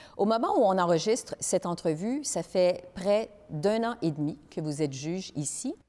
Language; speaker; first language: French; native; French